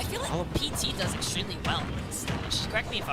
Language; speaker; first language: English; native; English